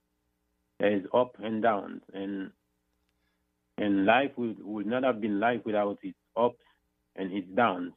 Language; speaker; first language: English; non-native, fluent; Haitian Creole